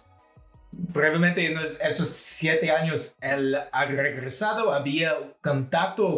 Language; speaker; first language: Spanish; non-native, fluent; English